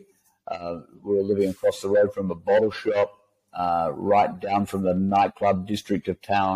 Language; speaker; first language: English; native; English